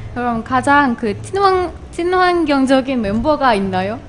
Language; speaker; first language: Korean; non-native, fluent; Indonesian